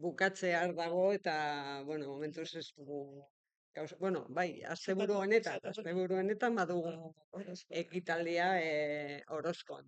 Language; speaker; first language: Basque; non-native, local second language; Spanish